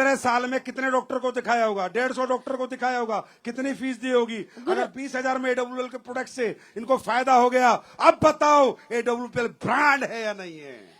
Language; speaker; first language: Hindi; native; Hindi